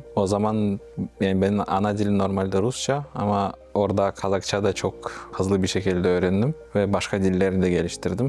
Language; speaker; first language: Turkish; non-native, fluent; Russian